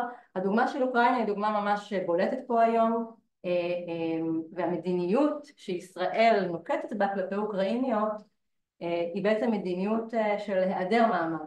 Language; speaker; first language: Hebrew; native; Hebrew